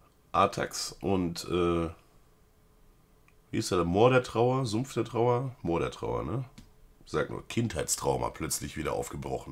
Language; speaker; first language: German; native; German